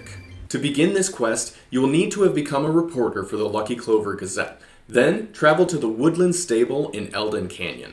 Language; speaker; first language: English; native; English